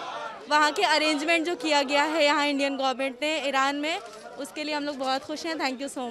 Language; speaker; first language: Hindi; native; Hindi